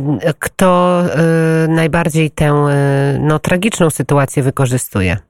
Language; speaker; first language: Polish; native; Polish